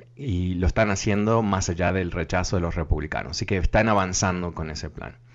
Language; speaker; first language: Spanish; early bilingual, heritage; Spanish